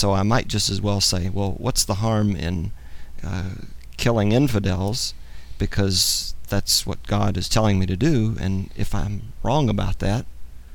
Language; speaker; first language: English; native; English